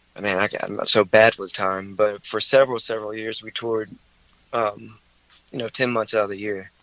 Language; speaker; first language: English; native; English